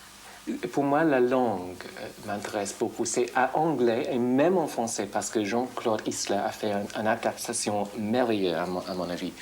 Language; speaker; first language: French; non-native, fluent; English